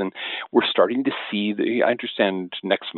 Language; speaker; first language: English; native; English